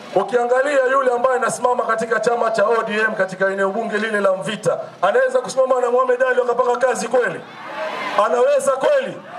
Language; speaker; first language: Swahili; native; Swahili